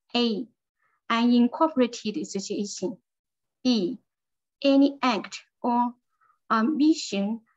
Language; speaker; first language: English; non-native, learner; Chinese